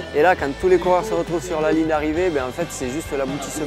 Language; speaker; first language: French; native; French